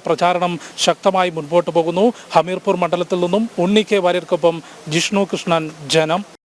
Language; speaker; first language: Malayalam; native; Malayalam